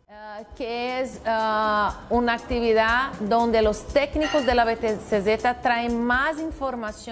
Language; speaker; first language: Spanish; non-native, fluent; Portuguese